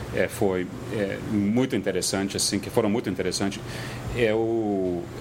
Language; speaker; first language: Portuguese; non-native, fluent; English